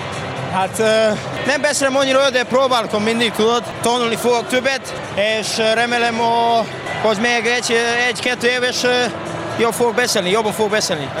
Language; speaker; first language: Hungarian; non-native, learner; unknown